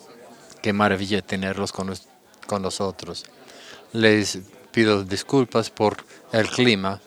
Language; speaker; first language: Spanish; non-native, fluent; English